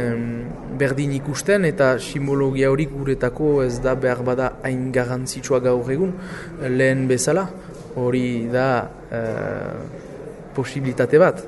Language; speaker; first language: Basque; native; Basque